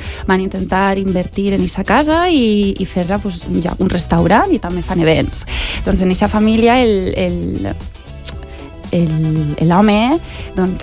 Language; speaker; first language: Catalan; native; Catalan